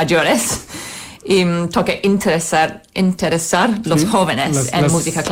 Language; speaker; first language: Spanish; non-native, fluent; English